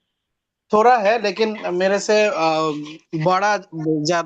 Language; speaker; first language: Hindi; non-native, learner; Bangla